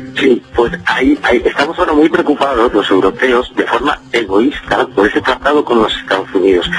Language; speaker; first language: Spanish; non-native, local second language; Catalan